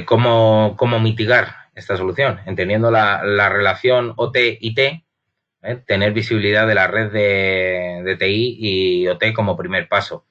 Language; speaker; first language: Spanish; native; Spanish